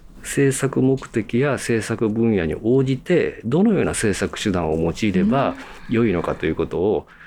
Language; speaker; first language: Japanese; native; Japanese